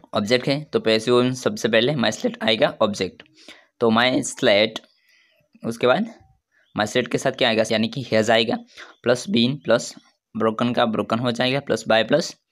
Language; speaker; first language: Hindi; non-native, local second language; Gujarati